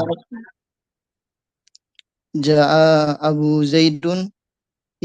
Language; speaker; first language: Arabic; non-native, learner; Indonesian